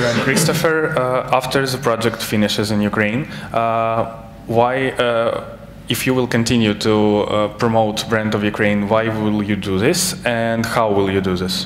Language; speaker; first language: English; non-native, fluent; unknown